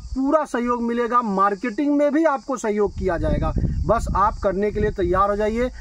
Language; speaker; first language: Hindi; native; Hindi